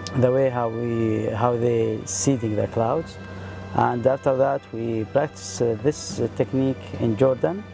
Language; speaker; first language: English; non-native, fluent; Arabic